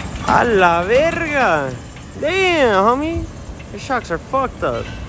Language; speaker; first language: English; early bilingual, other home language; Spanish